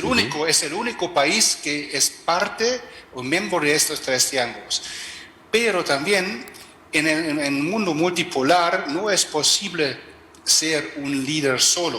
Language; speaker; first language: Spanish; non-native, fluent; German